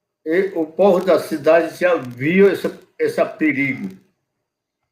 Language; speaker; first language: Portuguese; non-native, local second language; Yanomámi